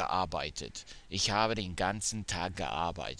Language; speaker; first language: German; non-native, fluent; English